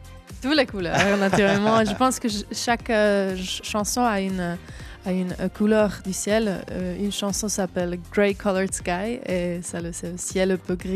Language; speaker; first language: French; non-native, local second language; German